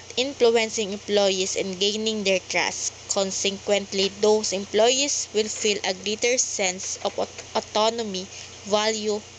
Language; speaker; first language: English; non-native, local second language; Filipino